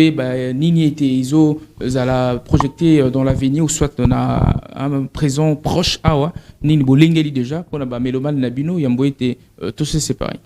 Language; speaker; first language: French; non-native, local second language; Lingala